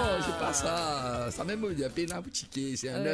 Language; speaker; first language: French; non-native, local second language; Morisyen